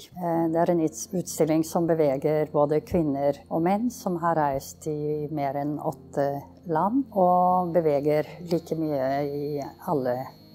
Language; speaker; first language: Norwegian; early bilingual, heritage; Norwegian